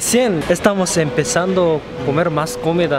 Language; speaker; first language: Spanish; non-native, fluent; Korean